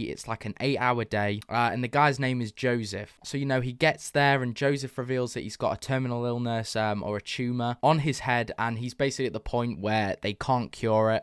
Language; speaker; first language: English; native; English